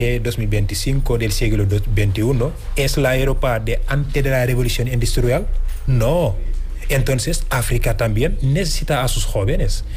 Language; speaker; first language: Spanish; non-native, fluent; Wolof